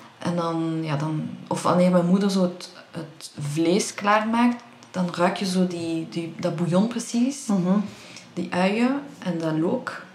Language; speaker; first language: Dutch; early bilingual, other home language; Persian